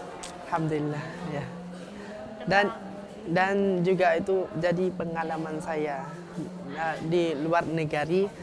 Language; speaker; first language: Indonesian; non-native, learner; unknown